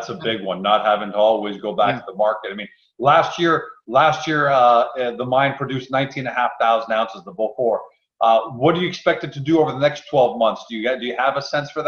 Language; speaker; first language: English; native; English